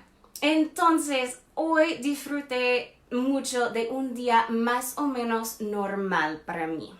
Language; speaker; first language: Spanish; non-native, fluent; English